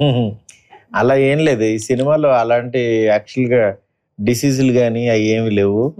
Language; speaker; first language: Telugu; native; Telugu